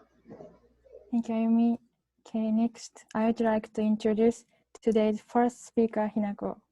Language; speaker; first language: English; non-native, learner; Japanese